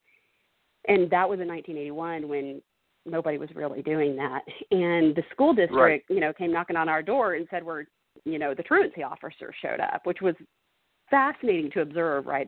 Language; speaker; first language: English; native; English